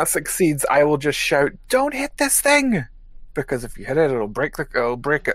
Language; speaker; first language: English; native; English